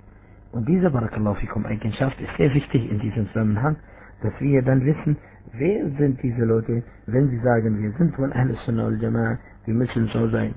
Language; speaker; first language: German; non-native, fluent; Arabic